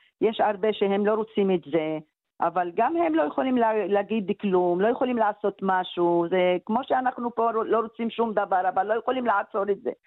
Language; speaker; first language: Hebrew; non-native, local second language; Arabic